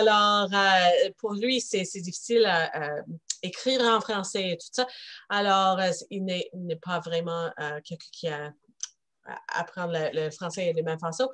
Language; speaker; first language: French; non-native, local second language; English